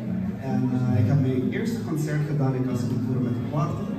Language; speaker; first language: Dutch; non-native, local second language; Papiamento